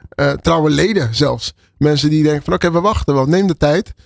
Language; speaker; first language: Dutch; native; Dutch